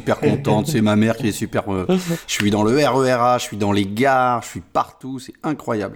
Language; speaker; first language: French; native; French